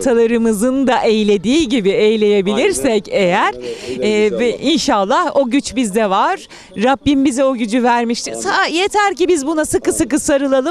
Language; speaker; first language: Turkish; native; Turkish